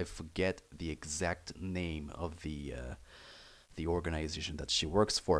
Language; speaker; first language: English; native; English